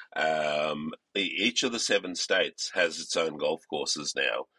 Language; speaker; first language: English; native; English